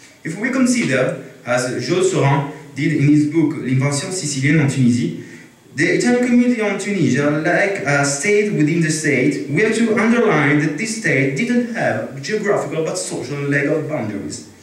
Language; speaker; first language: English; non-native, fluent; Italian